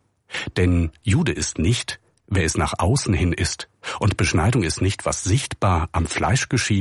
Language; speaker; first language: German; native; German